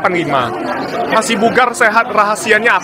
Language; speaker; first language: Indonesian; native; Indonesian